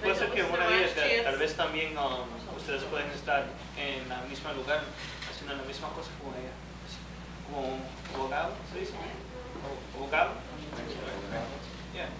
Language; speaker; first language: Spanish; non-native, learner; English